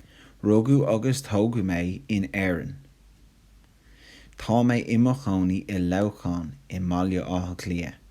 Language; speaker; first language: Irish; non-native, local second language; English